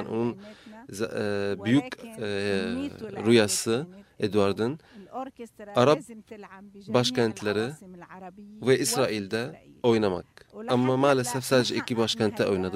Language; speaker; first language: Turkish; non-native, fluent; Arabic